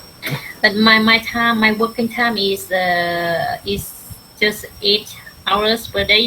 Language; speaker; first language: English; non-native, learner; Vietnamese